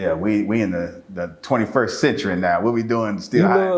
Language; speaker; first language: English; native; English